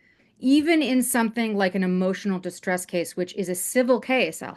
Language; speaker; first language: English; native; English